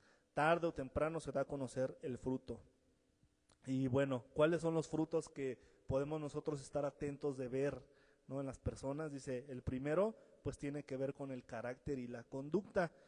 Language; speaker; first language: Spanish; native; Spanish